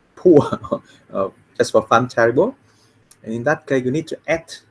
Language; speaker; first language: English; non-native, fluent; Vietnamese